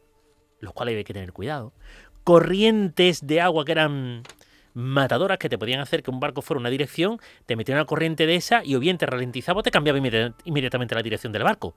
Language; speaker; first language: Spanish; native; Spanish